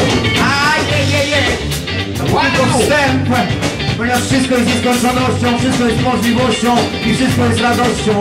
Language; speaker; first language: Polish; non-native, fluent; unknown